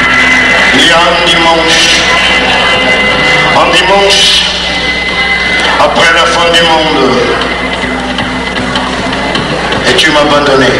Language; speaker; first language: French; non-native, learner; Portuguese